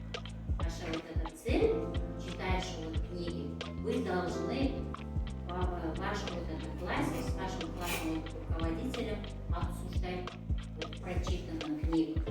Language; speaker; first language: Russian; non-native, local second language; Kazakh